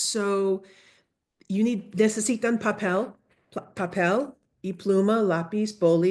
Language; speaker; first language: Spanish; non-native, fluent; English